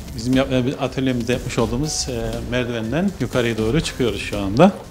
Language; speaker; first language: Turkish; native; Turkish